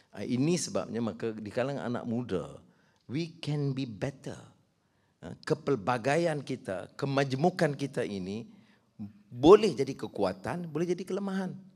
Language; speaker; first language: Malay; native; Malay